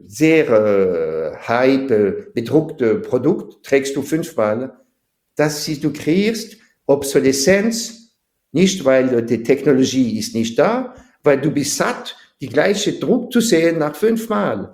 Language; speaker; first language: German; non-native, fluent; French